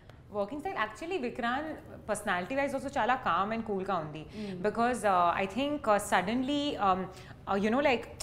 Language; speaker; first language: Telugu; non-native, learner; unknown